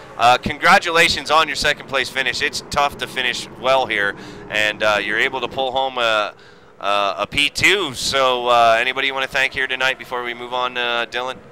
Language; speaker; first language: English; native; English